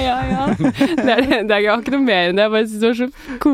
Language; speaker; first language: Norwegian; native; Norwegian